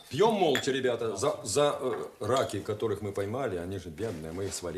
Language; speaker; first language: Russian; native; Russian